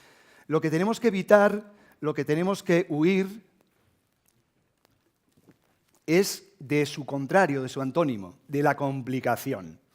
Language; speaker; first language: Spanish; native; Spanish